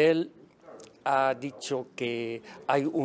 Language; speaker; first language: Spanish; non-native, fluent; Dutch